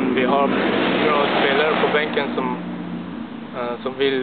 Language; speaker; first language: Swedish; non-native, fluent; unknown